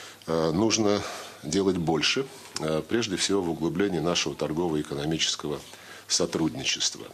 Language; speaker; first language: Russian; native; Russian